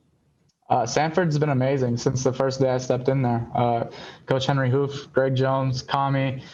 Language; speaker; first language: English; native; English